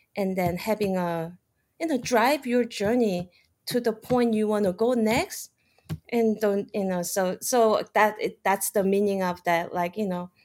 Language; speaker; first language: English; non-native, fluent; Korean